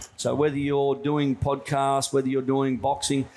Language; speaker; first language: English; native; English